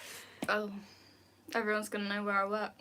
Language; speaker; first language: English; native; English